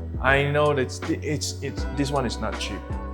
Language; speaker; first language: English; non-native, fluent; Indonesian